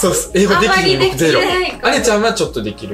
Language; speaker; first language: Japanese; early bilingual, other home language; Russian